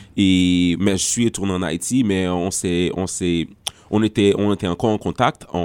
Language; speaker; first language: French; non-native, local second language; Haitian Creole